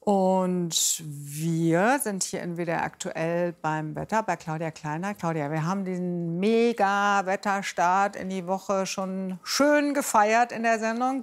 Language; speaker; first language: German; native; German